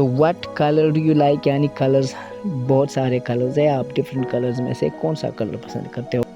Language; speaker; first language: Urdu; non-native, local second language; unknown